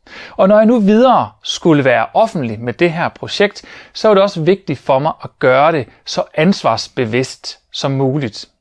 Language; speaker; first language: Danish; native; Danish